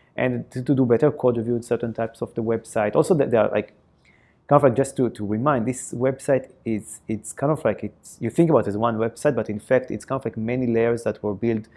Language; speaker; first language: English; non-native, fluent; Hebrew